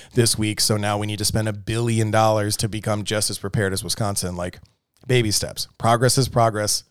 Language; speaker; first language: English; native; English